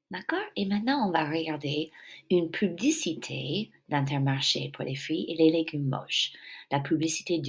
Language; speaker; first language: French; non-native, fluent; English